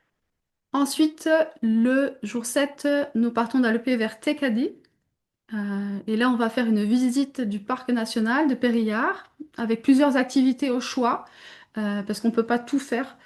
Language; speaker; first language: French; native; French